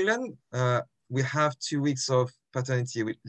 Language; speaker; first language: English; non-native, fluent; French